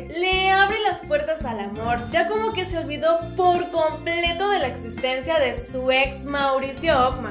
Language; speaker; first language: Spanish; native; Spanish